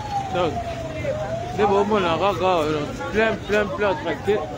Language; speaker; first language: French; non-native, local second language; Lingala